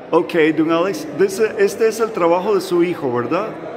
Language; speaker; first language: Spanish; native; Spanish